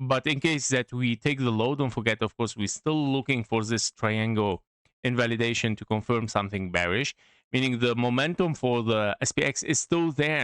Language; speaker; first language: English; non-native, fluent; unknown